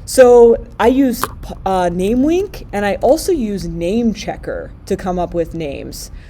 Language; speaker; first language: English; native; English